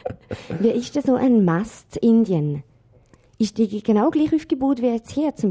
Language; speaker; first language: German; native; German